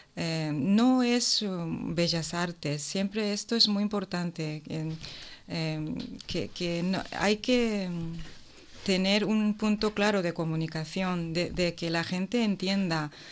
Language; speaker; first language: Spanish; non-native, fluent; Japanese